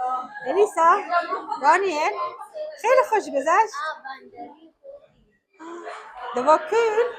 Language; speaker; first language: Persian; native; Persian